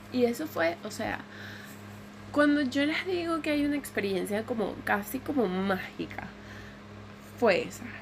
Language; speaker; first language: Spanish; native; Spanish